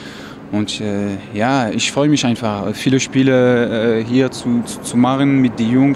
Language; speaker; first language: German; non-native, fluent; French